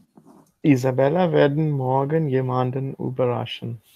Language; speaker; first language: German; non-native, learner; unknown